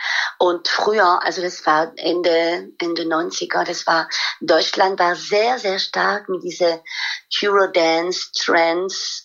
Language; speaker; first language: German; non-native, fluent; French